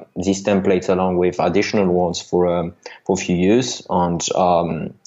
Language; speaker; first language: English; non-native, fluent; French